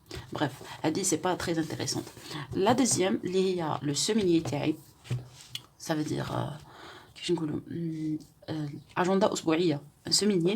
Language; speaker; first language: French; non-native, local second language; Arabic